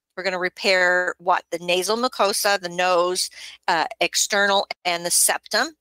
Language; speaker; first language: English; native; English